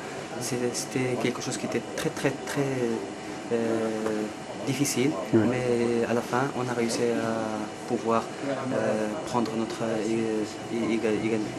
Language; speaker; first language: French; non-native, learner; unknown